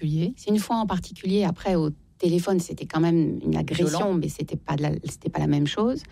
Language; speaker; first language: French; native; French